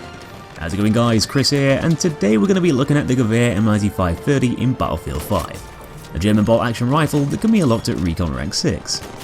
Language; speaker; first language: English; native; English